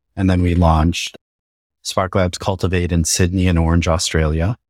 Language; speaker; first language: English; native; English